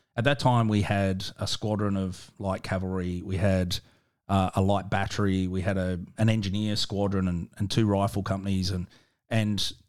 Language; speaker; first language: English; native; English